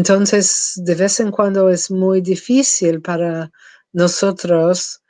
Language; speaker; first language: Spanish; non-native, fluent; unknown